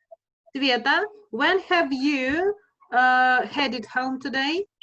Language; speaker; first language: English; non-native, fluent; Russian